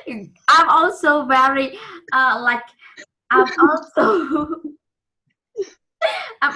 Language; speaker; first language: English; non-native, learner; Vietnamese